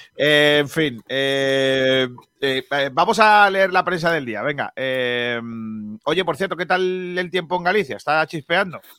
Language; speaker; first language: Spanish; native; Spanish